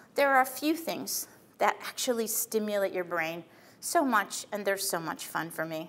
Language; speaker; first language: English; native; English